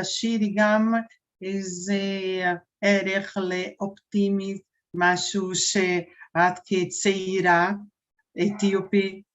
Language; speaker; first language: Hebrew; non-native, fluent; Portuguese